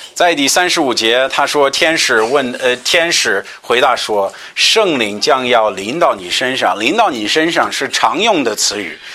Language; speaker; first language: Chinese; non-native, fluent; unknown